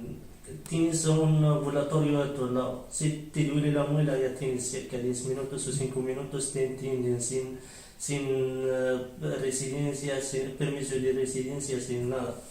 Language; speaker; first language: Spanish; non-native, learner; Arabic